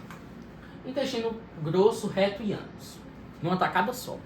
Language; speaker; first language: Portuguese; native; Portuguese